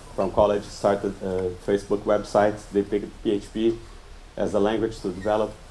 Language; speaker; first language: English; non-native, fluent; Portuguese